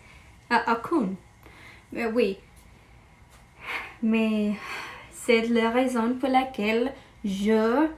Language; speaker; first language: French; non-native, learner; English